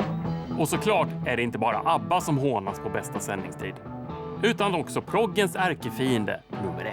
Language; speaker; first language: Swedish; native; Swedish